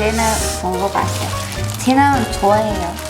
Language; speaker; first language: Korean; non-native, learner; Chinese